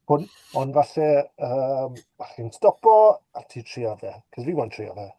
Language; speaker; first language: Welsh; native; Welsh